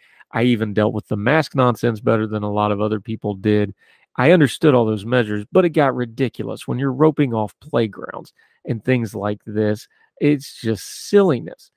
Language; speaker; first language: English; native; English